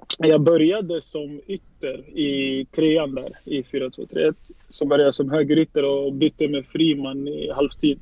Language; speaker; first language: Swedish; early bilingual, other home language; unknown